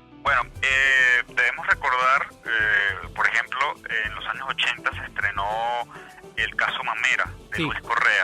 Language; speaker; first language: Spanish; native; Spanish